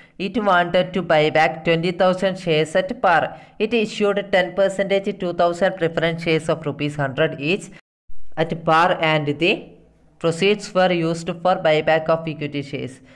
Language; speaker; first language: English; non-native, local second language; Malayalam